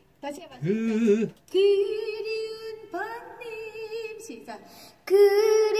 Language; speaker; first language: Korean; native; Korean